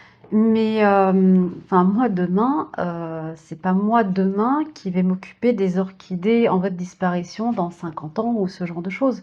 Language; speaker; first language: French; native; French